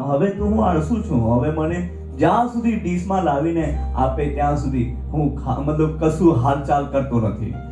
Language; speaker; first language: Gujarati; non-native, local second language; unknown